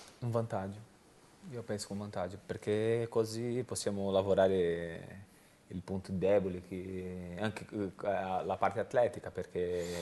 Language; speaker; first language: Italian; non-native, learner; Portuguese